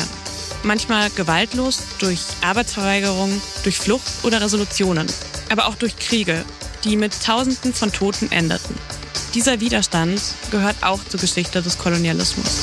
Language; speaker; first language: German; native; German